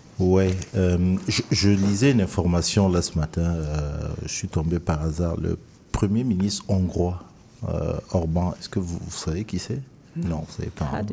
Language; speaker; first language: French; native; French